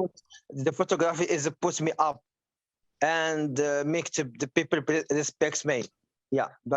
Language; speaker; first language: English; non-native, learner; Arabic